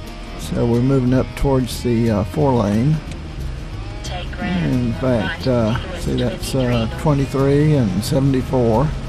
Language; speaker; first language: English; native; English